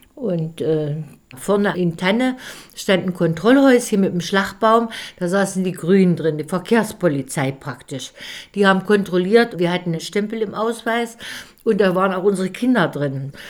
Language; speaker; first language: German; native; German